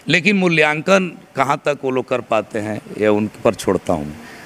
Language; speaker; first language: Hindi; native; Hindi